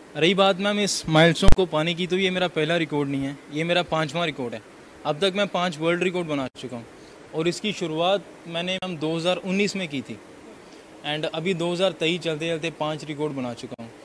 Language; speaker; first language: Hindi; native; Hindi